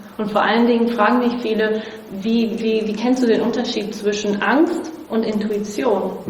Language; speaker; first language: German; non-native, fluent; Portuguese